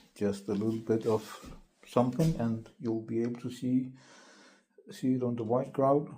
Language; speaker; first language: English; non-native, fluent; Danish